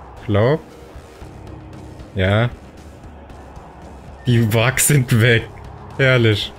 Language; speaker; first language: German; native; German